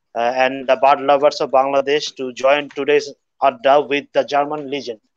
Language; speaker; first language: English; non-native, local second language; Bangla